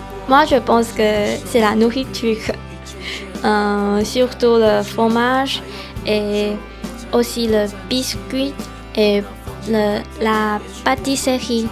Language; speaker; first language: French; non-native, learner; Chinese